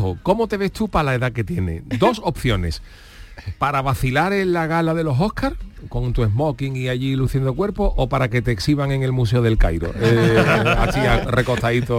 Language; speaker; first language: Spanish; native; Spanish